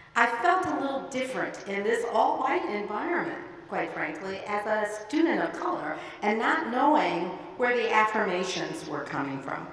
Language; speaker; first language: English; native; English